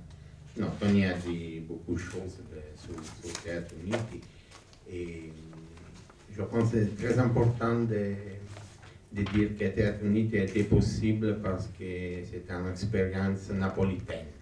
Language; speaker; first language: French; non-native, fluent; Italian